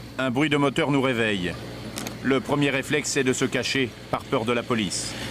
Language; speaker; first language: French; native; French